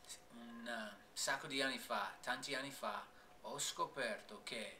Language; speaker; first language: Italian; non-native, learner; English